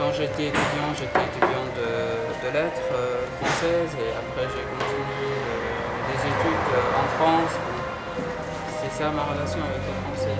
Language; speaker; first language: French; non-native, fluent; Arabic